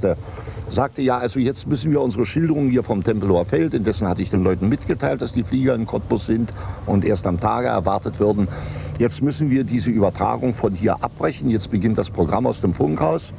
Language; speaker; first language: German; native; German